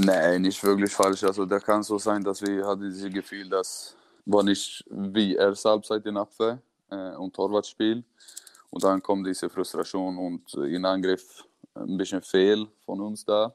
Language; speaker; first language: German; non-native, learner; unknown